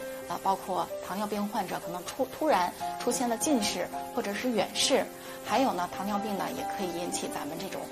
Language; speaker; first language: Chinese; native; Chinese